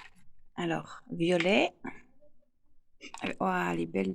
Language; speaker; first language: French; native; French